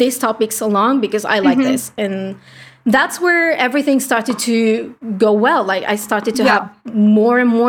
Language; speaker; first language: English; non-native, fluent; Spanish